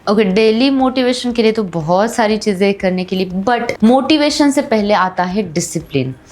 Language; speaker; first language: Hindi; non-native, local second language; Marathi